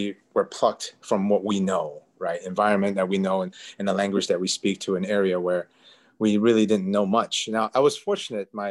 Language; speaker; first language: English; early bilingual, other home language; Chinese